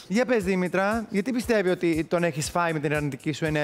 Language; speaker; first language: Greek; native; Greek